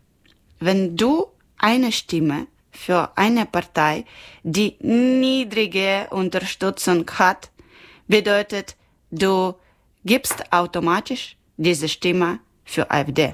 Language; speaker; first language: German; non-native, learner; Ukrainian